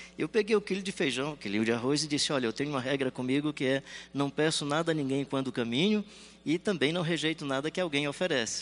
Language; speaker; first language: Portuguese; native; Portuguese